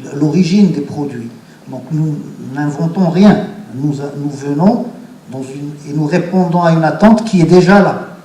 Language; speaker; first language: French; non-native, local second language; Arabic